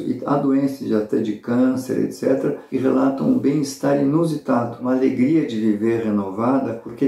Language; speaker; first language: Portuguese; native; Portuguese